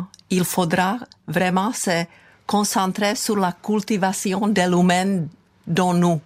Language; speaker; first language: French; non-native, fluent; Czech